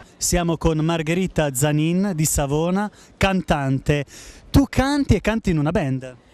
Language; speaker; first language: Italian; native; Italian